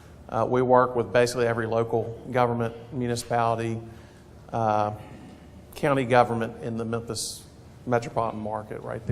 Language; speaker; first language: English; native; English